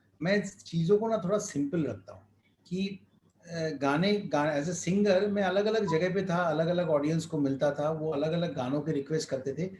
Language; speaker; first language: Hindi; non-native, local second language; Bangla